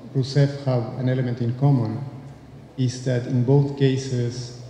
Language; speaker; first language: English; non-native, fluent; Spanish